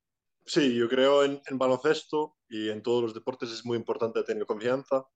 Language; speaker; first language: Spanish; non-native, fluent; Icelandic